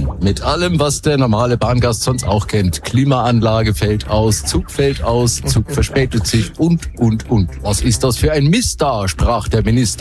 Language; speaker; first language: German; native; German